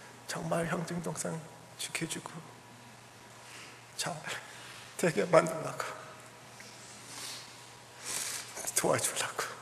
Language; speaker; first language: Korean; early bilingual, heritage; English